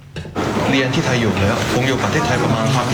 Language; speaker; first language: Thai; non-native, learner; Chinese